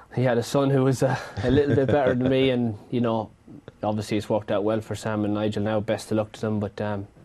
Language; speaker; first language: English; native; English